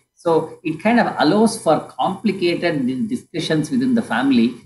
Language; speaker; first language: English; non-native, local second language; Kannada